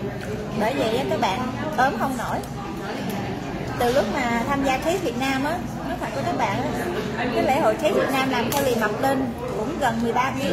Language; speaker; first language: Vietnamese; early bilingual, heritage; Vietnamese